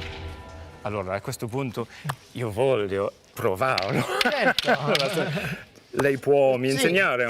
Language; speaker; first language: Italian; non-native, learner; English